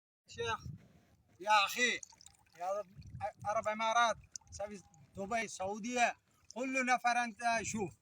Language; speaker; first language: Arabic; non-native, learner; Sindhi